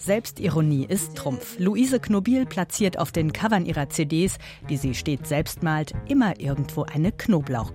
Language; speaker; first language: German; native; German